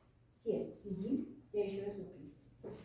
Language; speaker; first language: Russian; non-native, local second language; Kazakh